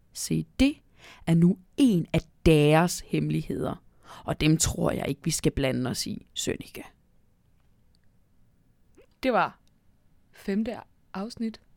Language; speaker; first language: Danish; native; Danish